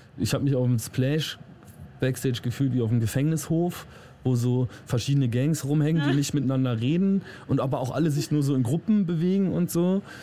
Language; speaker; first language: German; native; German